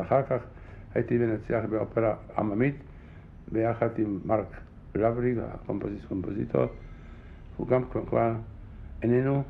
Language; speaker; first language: Hebrew; non-native, fluent; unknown